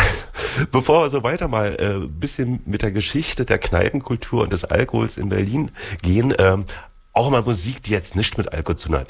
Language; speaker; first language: German; native; German